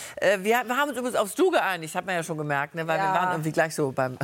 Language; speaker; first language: German; native; German